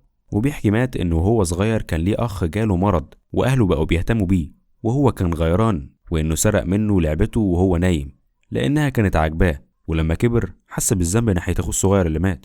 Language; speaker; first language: Arabic; native; Arabic